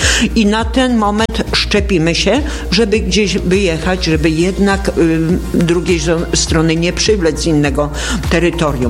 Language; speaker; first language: Polish; native; Polish